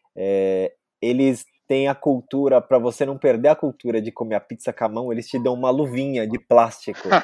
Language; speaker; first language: Portuguese; native; Portuguese